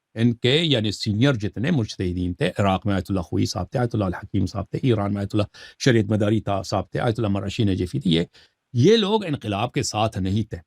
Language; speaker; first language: Urdu; early bilingual, heritage; Urdu